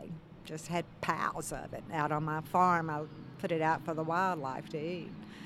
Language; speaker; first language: English; native; English